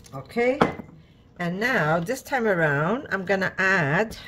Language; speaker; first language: English; native; English